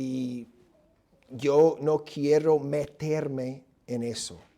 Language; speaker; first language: Spanish; non-native, fluent; English